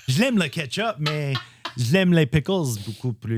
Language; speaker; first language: French; non-native, learner; English